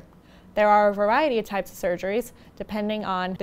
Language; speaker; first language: English; native; English